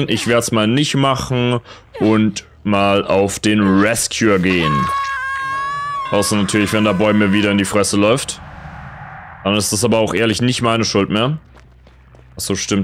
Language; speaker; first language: German; native; German